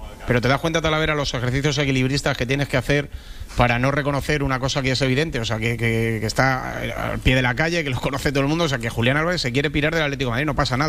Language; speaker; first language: Spanish; native; Spanish